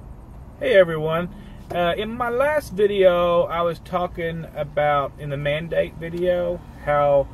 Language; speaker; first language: English; native; English